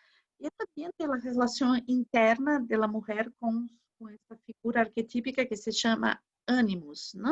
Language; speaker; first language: Spanish; non-native, learner; Portuguese